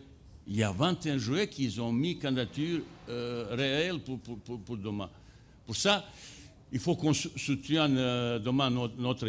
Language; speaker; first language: French; non-native, fluent; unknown